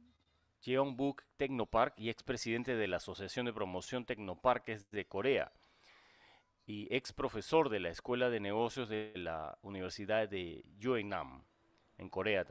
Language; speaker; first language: Spanish; native; Spanish